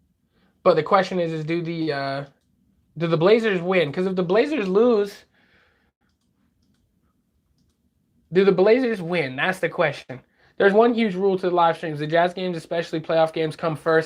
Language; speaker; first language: English; native; English